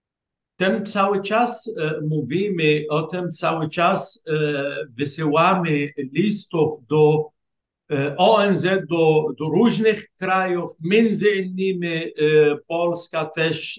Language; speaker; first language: Polish; non-native, fluent; Arabic